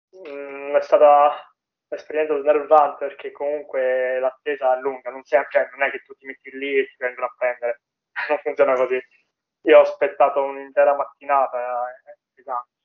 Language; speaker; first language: Italian; native; Italian